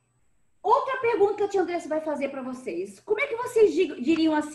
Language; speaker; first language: Portuguese; native; Portuguese